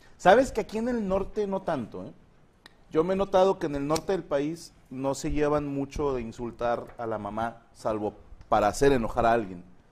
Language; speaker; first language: Spanish; native; Spanish